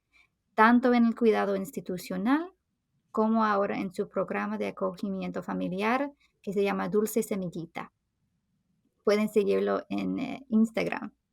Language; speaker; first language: Spanish; non-native, fluent; English